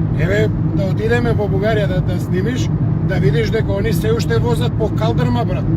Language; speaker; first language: Macedonian; non-native, local second language; Serbian